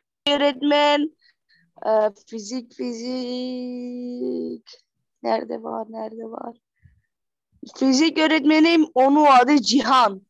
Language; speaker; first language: Turkish; non-native, learner; Persian